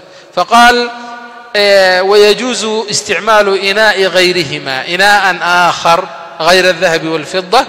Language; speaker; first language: Arabic; non-native, fluent; Somali